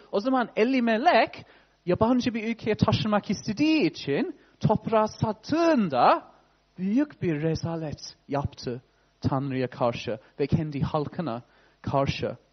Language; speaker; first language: Turkish; non-native, fluent; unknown